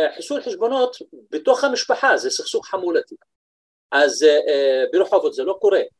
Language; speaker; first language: Hebrew; non-native, local second language; Arabic